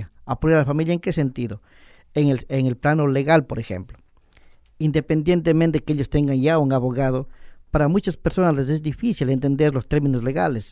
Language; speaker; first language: Spanish; native; Spanish